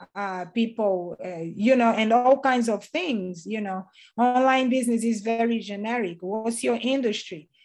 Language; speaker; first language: English; non-native, fluent; Portuguese